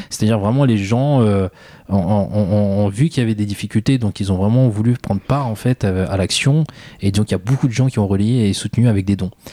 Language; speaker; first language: French; early bilingual, other home language; Khmer